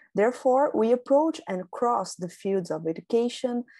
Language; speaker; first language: English; non-native, fluent; Portuguese